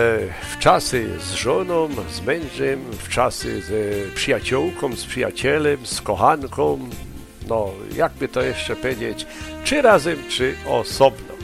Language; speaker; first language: Polish; early bilingual, heritage; Polish